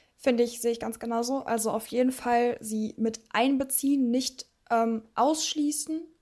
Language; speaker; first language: German; early bilingual, other home language; Russian